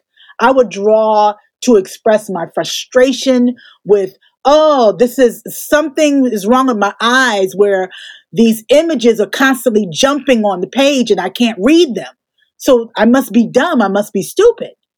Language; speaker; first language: English; native; English